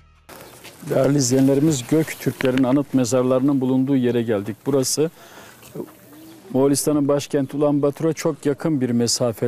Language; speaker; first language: Turkish; native; Turkish